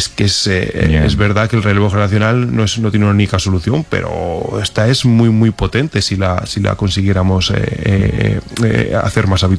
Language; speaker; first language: Spanish; native; Spanish